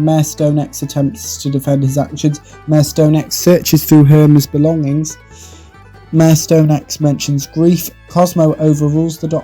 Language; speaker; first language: English; native; English